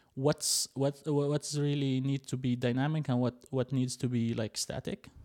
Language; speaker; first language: English; non-native, fluent; Arabic